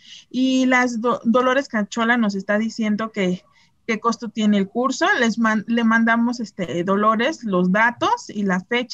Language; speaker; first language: Spanish; native; Spanish